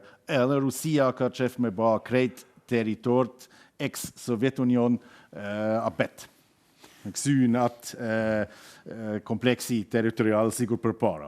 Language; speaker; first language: Albanian; non-native, learner; German